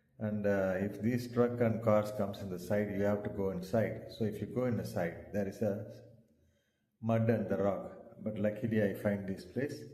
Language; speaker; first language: English; non-native, local second language; Tamil